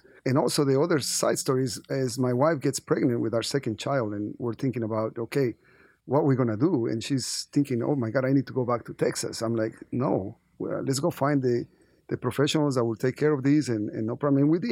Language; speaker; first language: English; non-native, fluent; Spanish